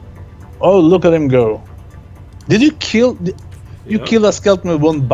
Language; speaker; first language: English; non-native, fluent; Norwegian